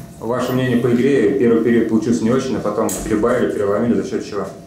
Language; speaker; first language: Russian; native; Russian